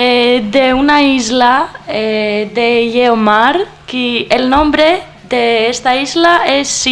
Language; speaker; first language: Spanish; non-native, learner; Greek